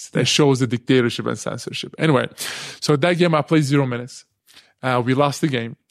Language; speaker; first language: English; non-native, fluent; Turkish